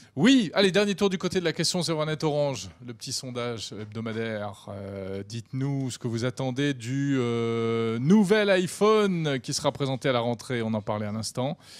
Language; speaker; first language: French; native; French